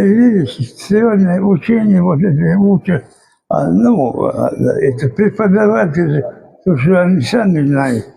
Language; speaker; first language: Russian; non-native, local second language; Chechen